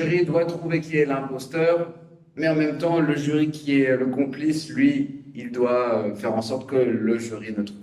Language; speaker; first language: French; native; French